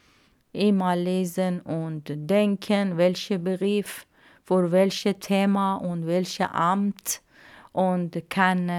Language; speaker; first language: German; non-native, learner; Arabic